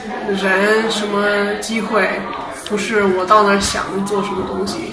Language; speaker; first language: Chinese; early bilingual, heritage; Chinese